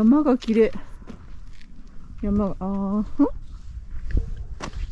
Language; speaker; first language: Japanese; native; Japanese